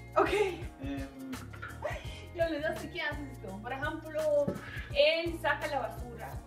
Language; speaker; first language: Spanish; non-native, learner; Russian